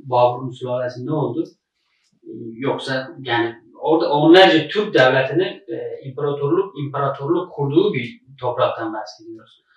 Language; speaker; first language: Turkish; non-native, fluent; Uzbek